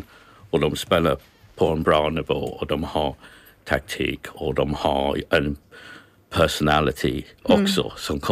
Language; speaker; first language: Swedish; non-native, learner; English